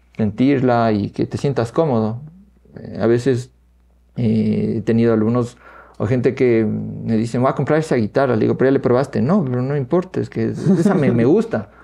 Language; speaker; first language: Spanish; native; Spanish